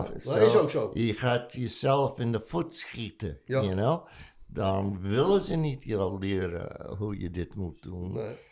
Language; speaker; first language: Dutch; non-native, learner; English